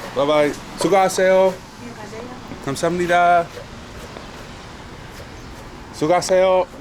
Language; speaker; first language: Korean; non-native, learner; English